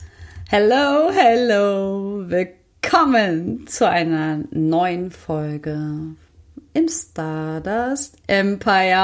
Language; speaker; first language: German; native; German